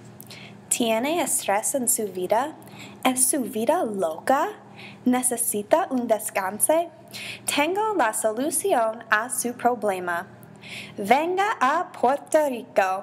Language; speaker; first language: Spanish; non-native, learner; English